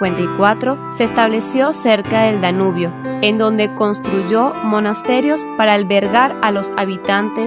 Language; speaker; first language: Spanish; native; Spanish